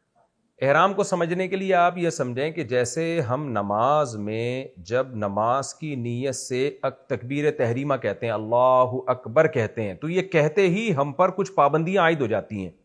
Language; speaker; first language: Urdu; native; Urdu